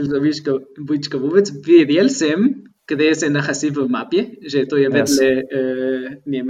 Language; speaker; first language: Czech; non-native, fluent; Spanish